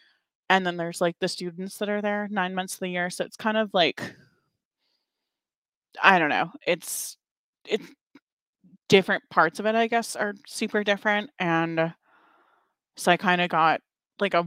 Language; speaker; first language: English; native; English